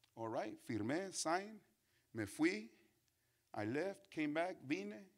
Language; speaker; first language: English; early bilingual, other home language; Spanish